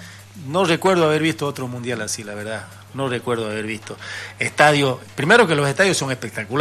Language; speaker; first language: Spanish; native; Spanish